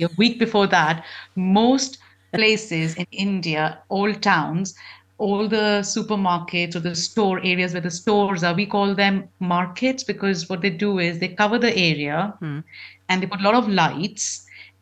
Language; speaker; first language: English; non-native, local second language; Punjabi